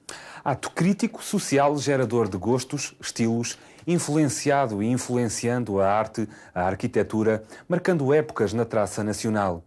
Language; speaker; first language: Portuguese; native; Portuguese